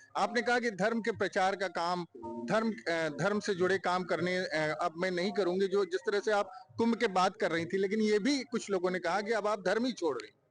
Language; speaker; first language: Hindi; native; Hindi